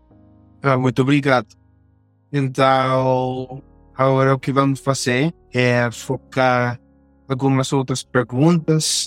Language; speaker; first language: Portuguese; non-native, fluent; Spanish